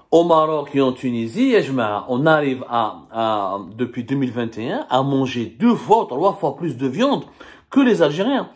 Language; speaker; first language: French; non-native, local second language; Arabic